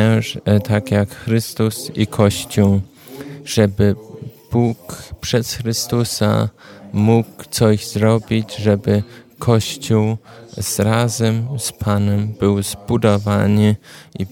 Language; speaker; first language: Polish; non-native, learner; German